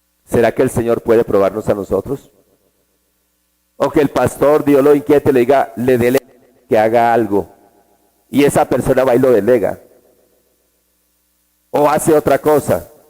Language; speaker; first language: Spanish; native; Spanish